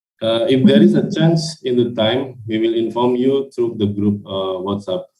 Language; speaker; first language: English; non-native, fluent; Indonesian